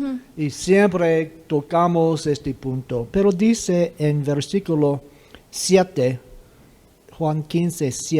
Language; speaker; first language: Spanish; non-native, fluent; English